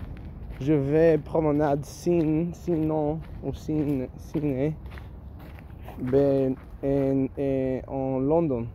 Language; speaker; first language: French; non-native, learner; English